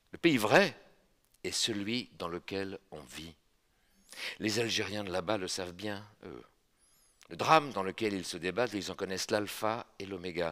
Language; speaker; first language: French; native; French